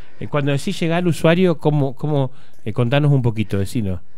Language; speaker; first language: Spanish; native; Spanish